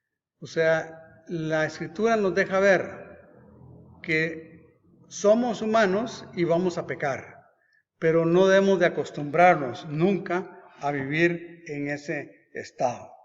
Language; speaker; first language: Spanish; native; Spanish